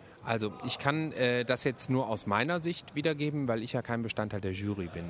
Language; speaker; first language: German; native; German